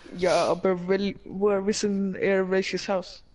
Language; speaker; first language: German; non-native, learner; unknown